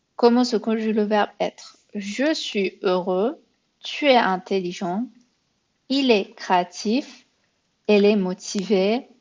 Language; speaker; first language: French; non-native, fluent; Persian